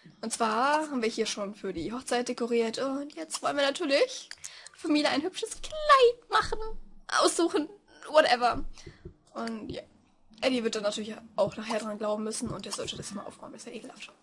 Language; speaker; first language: German; native; German